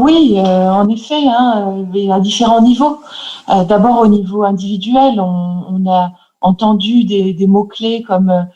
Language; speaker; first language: French; native; French